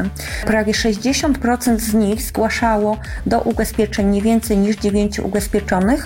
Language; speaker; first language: Polish; native; Polish